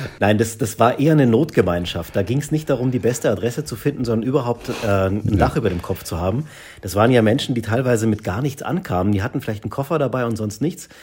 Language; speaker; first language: German; native; German